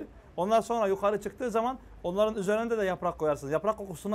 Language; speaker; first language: Turkish; native; Turkish